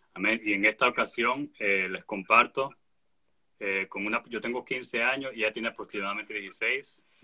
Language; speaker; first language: Spanish; native; Spanish